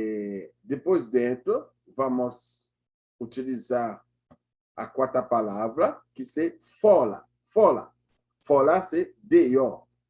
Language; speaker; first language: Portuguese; non-native, learner; Haitian Creole